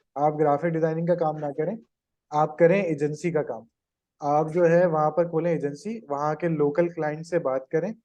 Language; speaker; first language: Urdu; native; Urdu